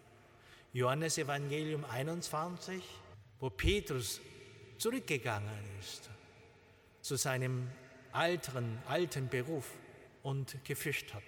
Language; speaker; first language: German; non-native, learner; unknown